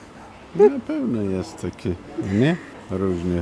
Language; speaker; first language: Polish; non-native, learner; Turkish